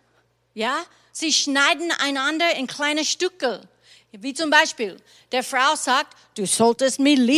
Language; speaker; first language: German; non-native, fluent; English